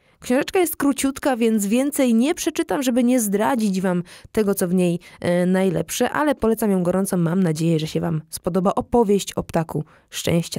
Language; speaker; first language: Polish; native; Polish